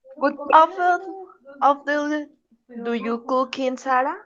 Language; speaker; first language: English; non-native, learner; Spanish